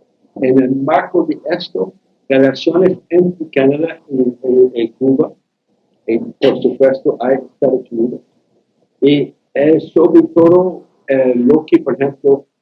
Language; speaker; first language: Spanish; non-native, learner; English